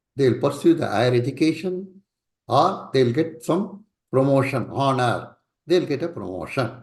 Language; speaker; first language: English; non-native, local second language; Tamil